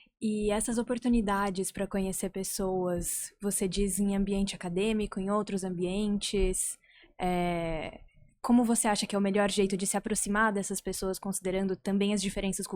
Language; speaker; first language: Portuguese; native; Portuguese